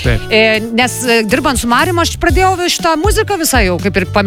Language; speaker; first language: Lithuanian; native; Lithuanian